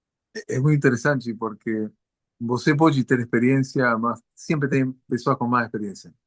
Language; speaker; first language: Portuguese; non-native, learner; Spanish